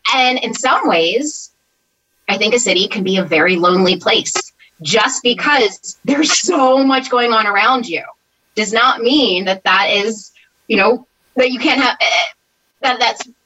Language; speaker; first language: English; native; English